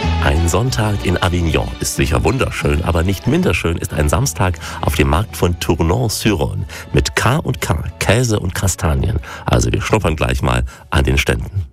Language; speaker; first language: German; native; German